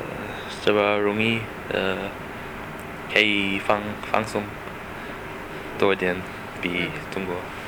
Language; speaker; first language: Chinese; non-native, learner; English